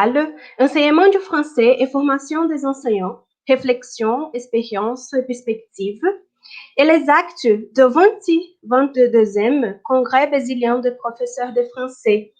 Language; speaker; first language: French; non-native, fluent; Portuguese